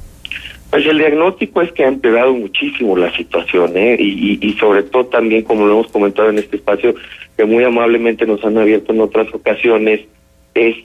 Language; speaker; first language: Spanish; native; Spanish